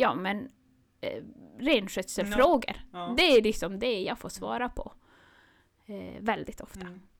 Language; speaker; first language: Swedish; non-native, local second language; Northern Sami